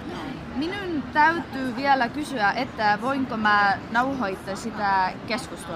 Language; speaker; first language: Finnish; non-native, learner; Estonian